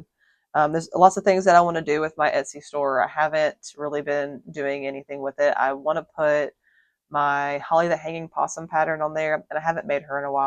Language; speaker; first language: English; native; English